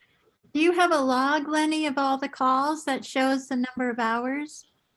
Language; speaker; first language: English; native; English